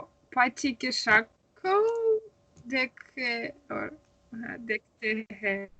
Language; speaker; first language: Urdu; non-native, learner; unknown